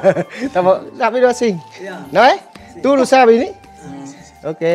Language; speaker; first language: Portuguese; non-native, learner; Vietnamese